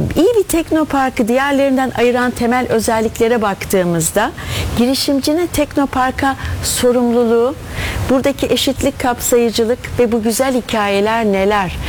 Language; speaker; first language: Turkish; native; Turkish